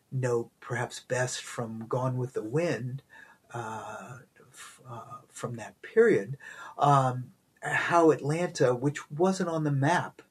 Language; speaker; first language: English; native; English